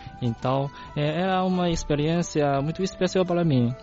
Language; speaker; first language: Portuguese; non-native, learner; Chinese